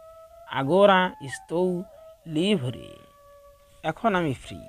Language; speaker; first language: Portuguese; non-native, fluent; Bangla